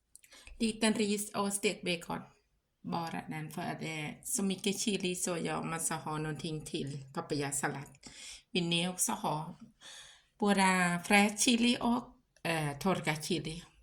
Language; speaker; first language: Swedish; non-native, learner; Thai